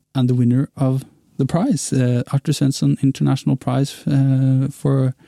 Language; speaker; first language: English; non-native, fluent; Norwegian